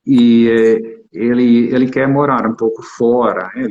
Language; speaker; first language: Portuguese; non-native, fluent; Dutch